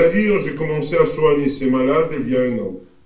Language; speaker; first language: French; non-native, fluent; Russian